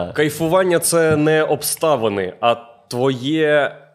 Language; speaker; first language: Ukrainian; native; Ukrainian